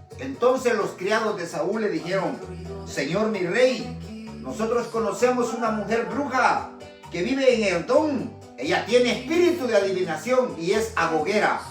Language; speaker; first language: Spanish; native; Spanish